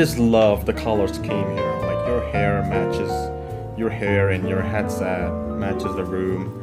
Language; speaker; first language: English; non-native, fluent; Indonesian